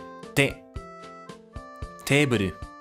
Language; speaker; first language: Japanese; non-native, learner; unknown